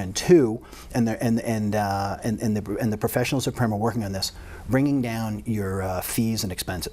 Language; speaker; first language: English; native; English